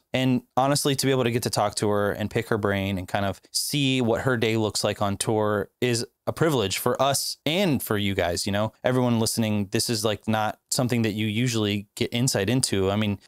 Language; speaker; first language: English; native; English